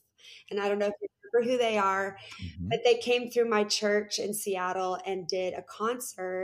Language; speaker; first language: English; native; English